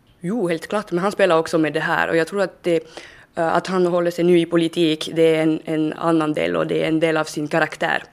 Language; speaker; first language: Swedish; non-native, fluent; French